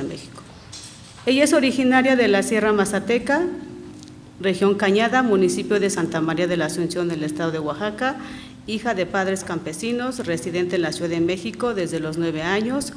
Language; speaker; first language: Spanish; non-native, local second language; Mixtepec Mixtec